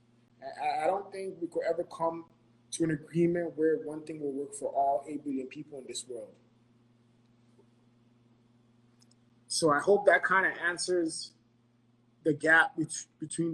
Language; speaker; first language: English; non-native, local second language; Akan